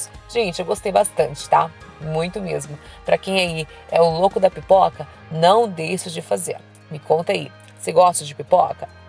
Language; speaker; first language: Portuguese; native; Portuguese